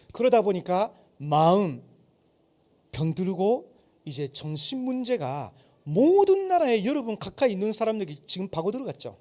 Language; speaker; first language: Korean; non-native, fluent; Japanese